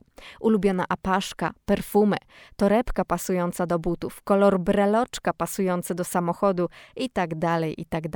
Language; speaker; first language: Polish; native; Polish